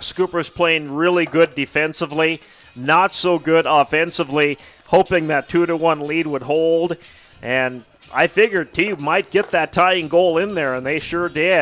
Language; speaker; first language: English; native; English